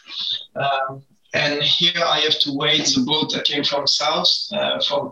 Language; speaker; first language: English; non-native, learner; French